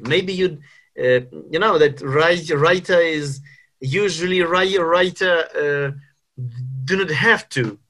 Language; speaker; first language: English; non-native, fluent; Ukrainian